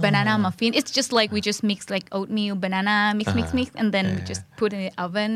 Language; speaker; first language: English; non-native, fluent; Thai